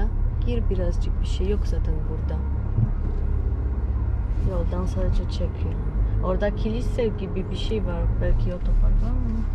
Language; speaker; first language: Turkish; non-native, learner; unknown